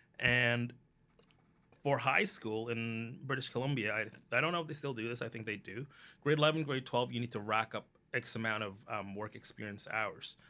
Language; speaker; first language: English; early bilingual, other home language; Cantonese